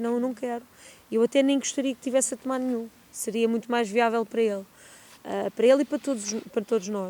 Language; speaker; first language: Portuguese; native; Portuguese